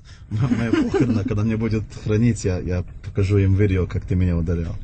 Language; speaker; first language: Russian; early bilingual, heritage; Russian